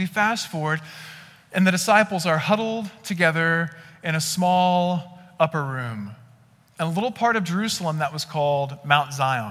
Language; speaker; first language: English; native; English